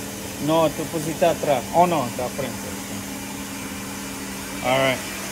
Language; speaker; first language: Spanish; early bilingual, heritage; English